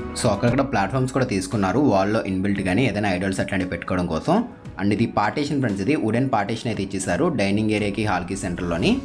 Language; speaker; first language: Telugu; native; Telugu